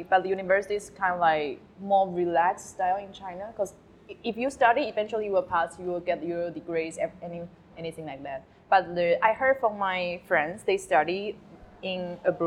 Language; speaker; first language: English; non-native, fluent; Chinese